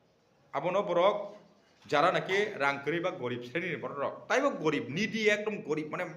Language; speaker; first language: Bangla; non-native, local second language; Kok Borok